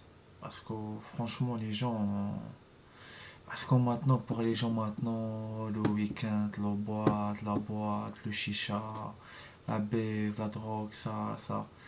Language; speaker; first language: French; non-native, learner; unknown